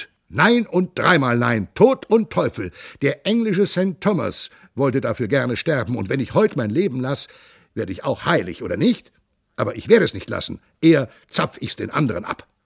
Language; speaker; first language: German; native; German